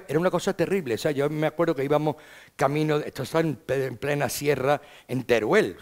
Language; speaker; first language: Spanish; native; Spanish